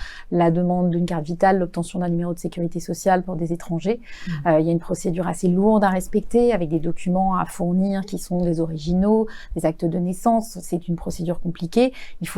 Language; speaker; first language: French; native; French